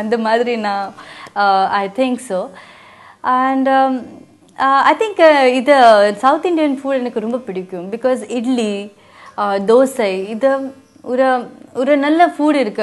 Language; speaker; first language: Tamil; non-native, learner; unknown